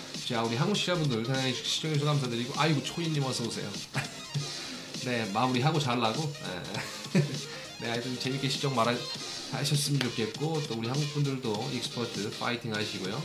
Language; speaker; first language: Korean; native; Korean